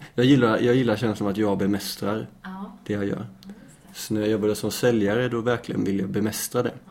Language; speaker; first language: Swedish; native; Swedish